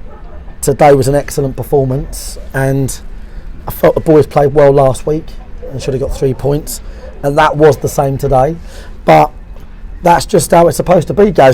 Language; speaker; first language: English; native; English